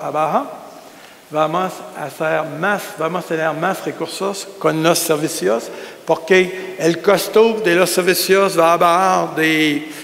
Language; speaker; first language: Spanish; non-native, learner; French